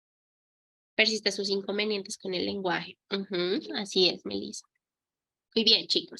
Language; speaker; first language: Spanish; native; Spanish